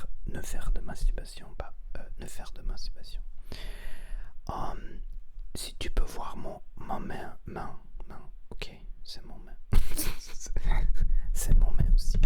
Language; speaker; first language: French; non-native, learner; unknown